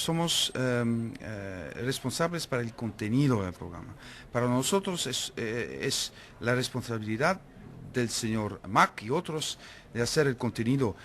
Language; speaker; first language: Spanish; non-native, fluent; Dutch